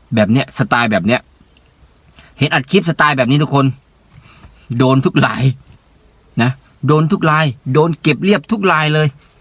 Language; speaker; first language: Thai; native; Thai